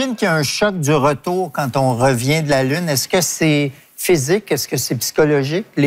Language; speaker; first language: French; native; French